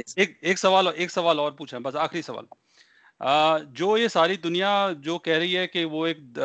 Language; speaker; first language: Hindi; non-native, local second language; Punjabi